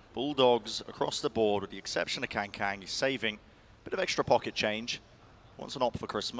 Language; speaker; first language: English; native; English